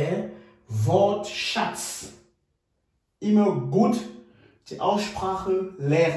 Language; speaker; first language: German; non-native, fluent; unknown